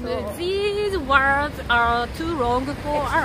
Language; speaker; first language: English; non-native, learner; Japanese